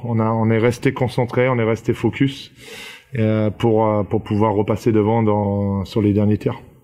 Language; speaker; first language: French; native; French